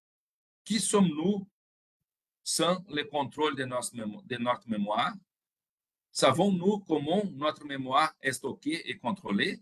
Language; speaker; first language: French; non-native, fluent; Portuguese